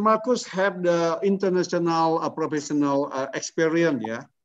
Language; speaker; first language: English; non-native, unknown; Indonesian